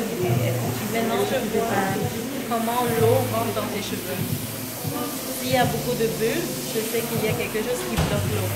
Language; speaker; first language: French; non-native, fluent; English